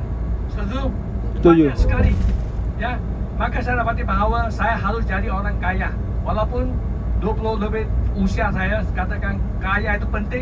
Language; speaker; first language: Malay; non-native, local second language; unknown